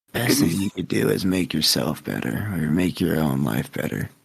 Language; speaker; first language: English; native; English